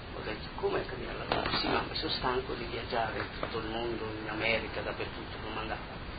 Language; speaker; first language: Italian; native; Italian